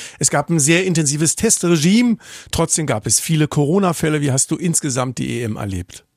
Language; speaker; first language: German; native; German